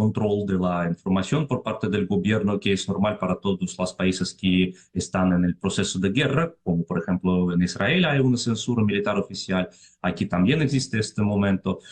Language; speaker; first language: Spanish; non-native, fluent; Russian